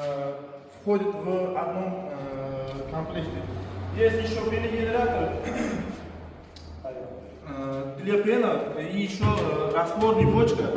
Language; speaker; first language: Russian; non-native, fluent; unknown